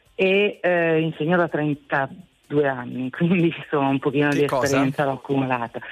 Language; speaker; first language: Italian; native; Italian